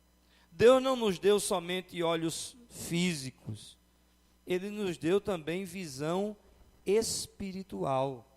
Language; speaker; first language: Portuguese; native; Portuguese